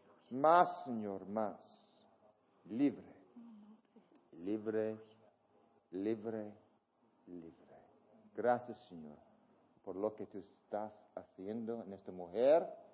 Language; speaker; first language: Spanish; non-native, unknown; English